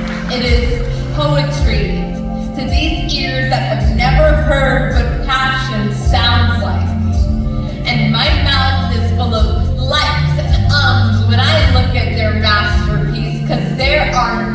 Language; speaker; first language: English; early bilingual, other home language; Punjabi